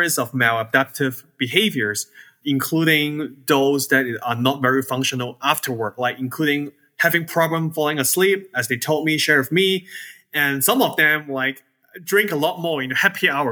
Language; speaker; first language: English; non-native, local second language; Cantonese